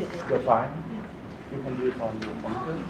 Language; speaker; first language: English; non-native, learner; Thai